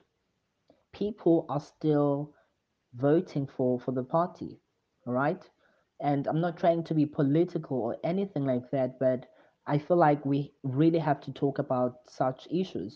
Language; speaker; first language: English; non-native, local second language; Xhosa